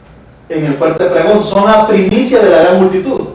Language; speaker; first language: Spanish; native; Spanish